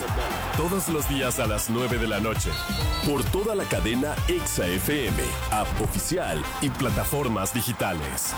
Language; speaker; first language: Spanish; native; Spanish